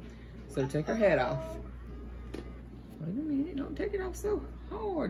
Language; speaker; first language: English; native; English